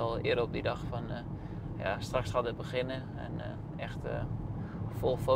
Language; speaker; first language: Dutch; non-native, fluent; Danish